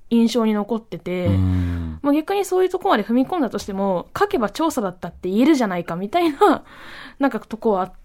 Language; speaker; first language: Japanese; native; Japanese